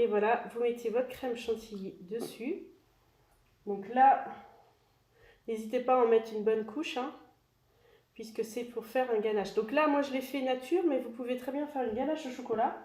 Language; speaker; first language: French; native; French